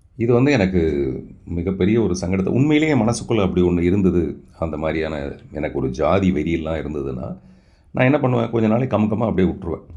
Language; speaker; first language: Tamil; non-native, local second language; Telugu